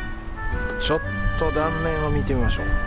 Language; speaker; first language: Japanese; native; Japanese